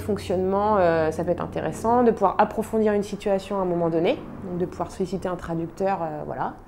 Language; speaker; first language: French; native; French